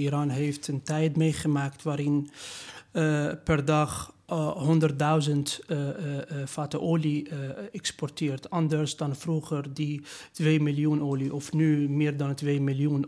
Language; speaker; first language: Dutch; non-native, fluent; Persian